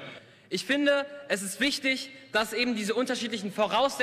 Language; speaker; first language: German; native; German